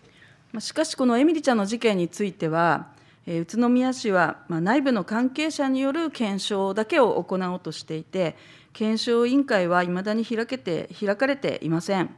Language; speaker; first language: Japanese; native; Japanese